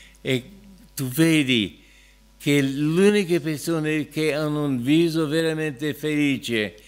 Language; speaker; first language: Italian; non-native, fluent; English